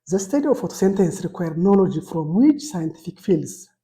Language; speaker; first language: English; non-native, local second language; Amharic